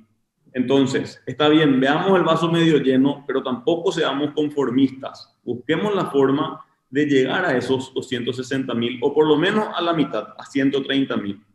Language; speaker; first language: Spanish; native; Spanish